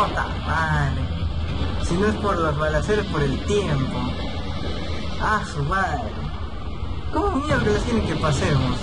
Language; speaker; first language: Spanish; native; Spanish